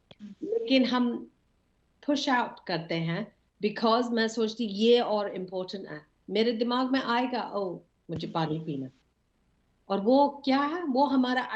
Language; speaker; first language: Hindi; early bilingual, heritage; English